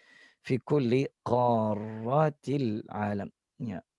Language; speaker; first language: Arabic; non-native, fluent; English